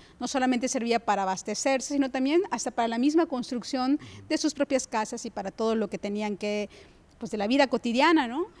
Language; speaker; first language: Spanish; native; Spanish